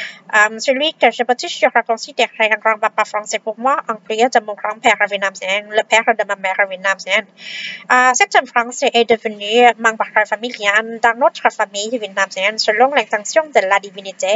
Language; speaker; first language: French; non-native, fluent; Vietnamese